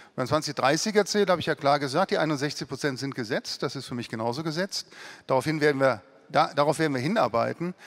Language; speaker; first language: German; native; German